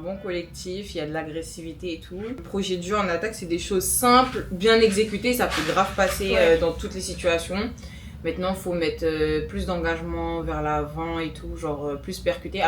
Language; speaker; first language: French; native; French